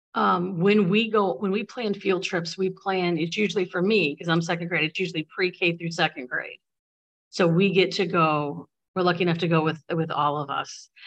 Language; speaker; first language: English; native; English